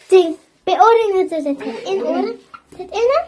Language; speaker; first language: Mongolian; early bilingual, heritage; Mongolian